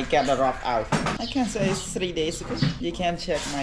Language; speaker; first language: English; non-native, learner; Khmer